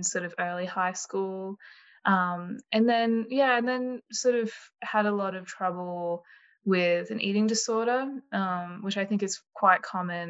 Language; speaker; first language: English; native; English